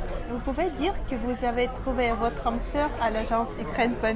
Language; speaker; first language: French; non-native, fluent; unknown